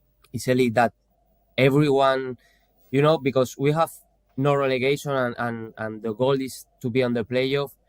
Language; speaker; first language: English; non-native, fluent; Spanish